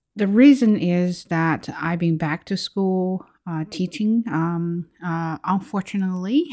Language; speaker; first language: English; non-native, fluent; Chinese